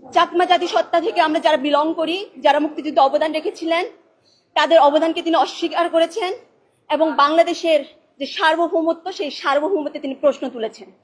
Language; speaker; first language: Bangla; non-native, local second language; Chakma